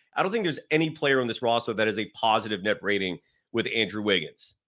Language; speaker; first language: English; native; English